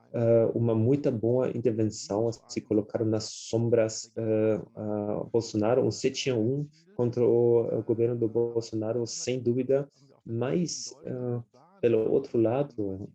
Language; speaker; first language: Portuguese; non-native, fluent; German